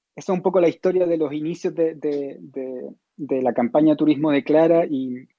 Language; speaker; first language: Spanish; native; Spanish